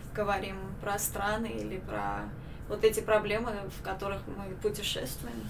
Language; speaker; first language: Russian; non-native, local second language; Armenian